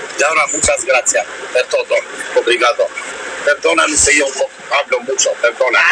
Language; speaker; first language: Spanish; non-native, learner; Albanian